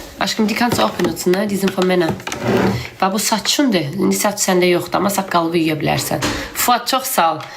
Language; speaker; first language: Azerbaijani; native; Azerbaijani